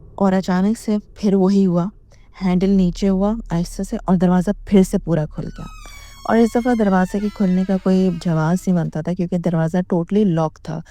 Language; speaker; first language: Urdu; native; Urdu